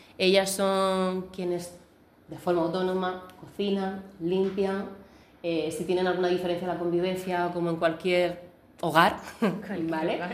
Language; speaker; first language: Spanish; native; Spanish